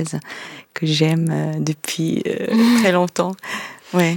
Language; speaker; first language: French; non-native, fluent; Korean